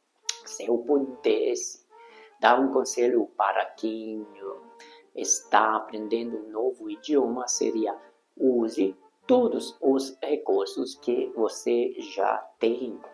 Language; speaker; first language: Portuguese; non-native, fluent; Hungarian